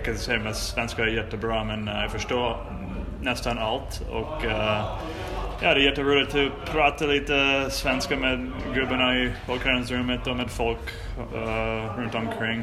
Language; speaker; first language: Swedish; non-native, learner; English